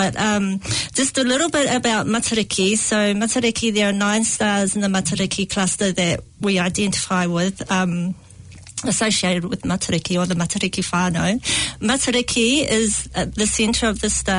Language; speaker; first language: English; native; English